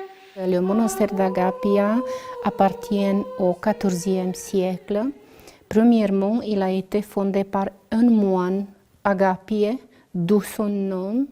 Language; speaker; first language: French; non-native, fluent; Romanian